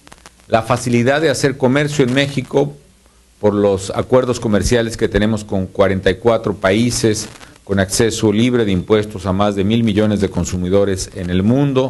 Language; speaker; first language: Spanish; native; Spanish